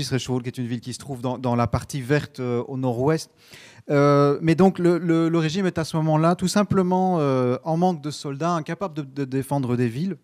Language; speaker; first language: French; native; French